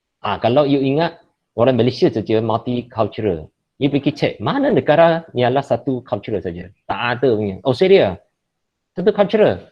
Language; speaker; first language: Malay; non-native, local second language; Chinese